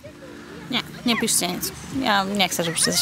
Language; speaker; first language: Polish; native; Polish